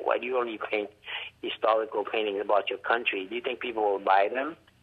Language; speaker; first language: English; non-native, fluent; Haitian Creole